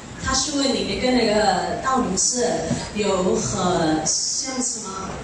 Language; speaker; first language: Chinese; early bilingual, heritage; Chinese